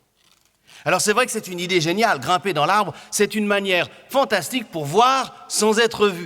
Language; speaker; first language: French; native; French